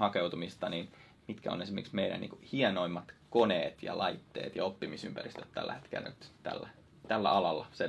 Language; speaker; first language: Finnish; native; Finnish